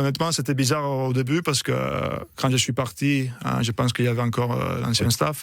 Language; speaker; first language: French; non-native, fluent; Italian